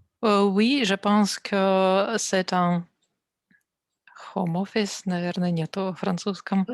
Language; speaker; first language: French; non-native, learner; Russian